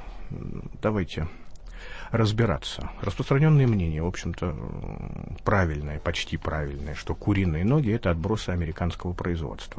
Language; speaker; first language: Russian; native; Russian